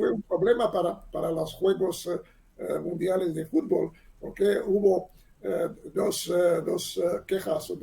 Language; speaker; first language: Spanish; non-native, learner; Hebrew